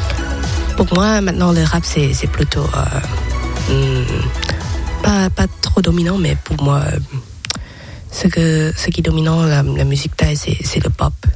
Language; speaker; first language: French; non-native, fluent; Thai